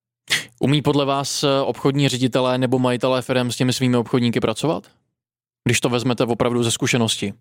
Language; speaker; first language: Czech; native; Czech